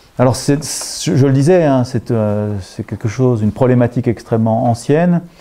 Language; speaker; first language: French; native; French